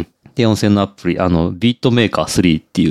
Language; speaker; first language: Japanese; native; Japanese